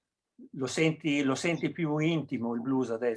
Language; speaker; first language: Italian; native; Italian